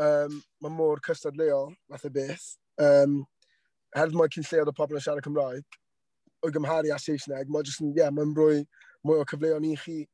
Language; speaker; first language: Welsh; non-native, local second language; English